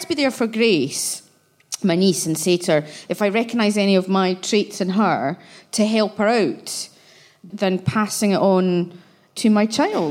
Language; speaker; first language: English; native; English